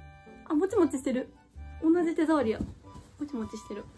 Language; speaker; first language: Japanese; native; Japanese